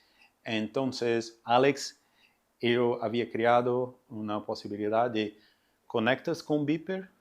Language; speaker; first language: Spanish; non-native, learner; Portuguese